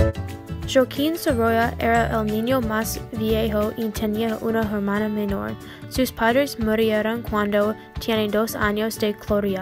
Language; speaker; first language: Spanish; non-native, learner; English